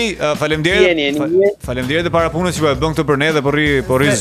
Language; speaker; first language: Albanian; native; Albanian